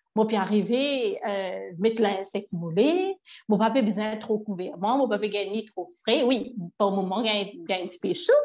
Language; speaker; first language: French; non-native, local second language; Morisyen